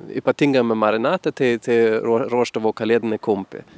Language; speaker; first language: Lithuanian; non-native, fluent; Italian